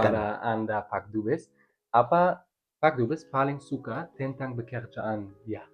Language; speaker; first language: Indonesian; non-native, learner; German